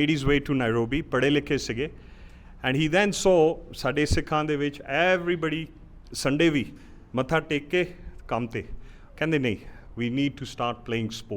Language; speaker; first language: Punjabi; early bilingual, heritage; Punjabi